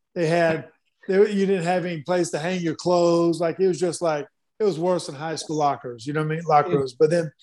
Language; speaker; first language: English; native; English